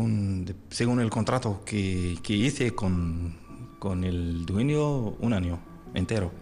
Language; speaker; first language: Spanish; non-native, fluent; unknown